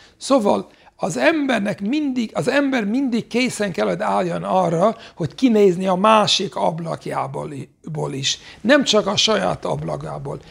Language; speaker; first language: Hungarian; non-native, fluent; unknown